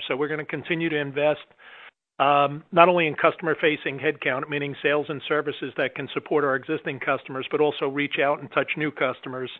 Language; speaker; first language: English; native; English